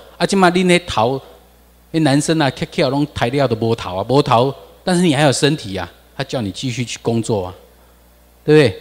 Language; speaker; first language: Chinese; non-native, local second language; Min Nan Chinese